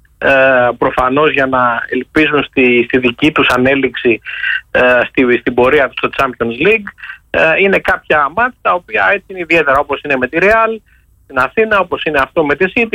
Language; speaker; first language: Greek; native; Greek